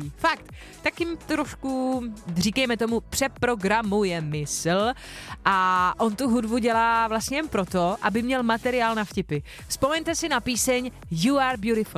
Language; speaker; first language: Czech; native; Czech